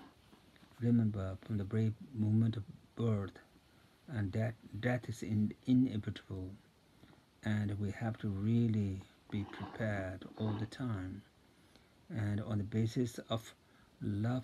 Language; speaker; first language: English; non-native, fluent; Tibetan